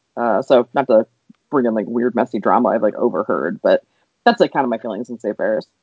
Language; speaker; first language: English; native; English